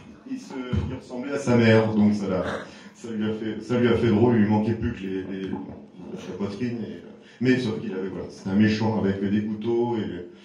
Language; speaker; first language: French; native; French